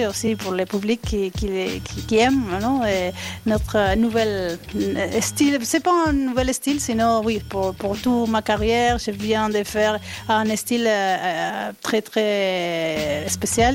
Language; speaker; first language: French; non-native, fluent; Spanish